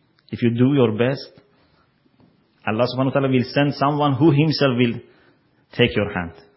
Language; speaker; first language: English; non-native, fluent; Persian